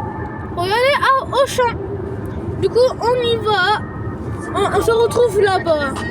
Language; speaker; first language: French; early bilingual, other home language; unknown